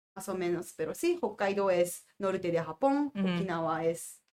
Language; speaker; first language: Spanish; non-native, learner; Japanese